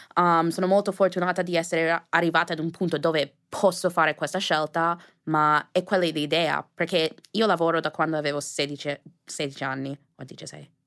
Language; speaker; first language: Italian; non-native, fluent; English